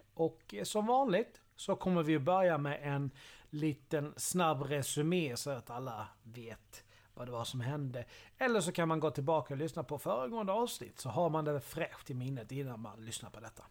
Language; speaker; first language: Swedish; native; Swedish